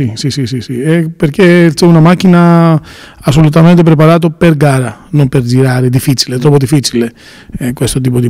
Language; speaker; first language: Italian; non-native, learner; Greek